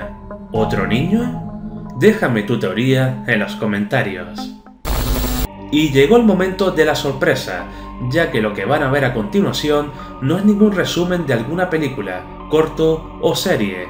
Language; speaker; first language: Spanish; native; Spanish